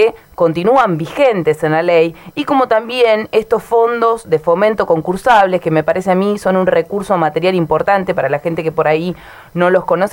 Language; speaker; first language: Spanish; native; Spanish